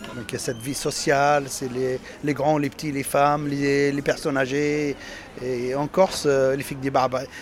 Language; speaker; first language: French; non-native, local second language; Arabic